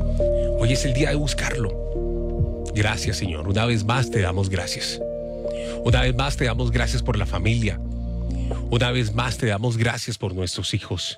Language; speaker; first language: Spanish; native; Spanish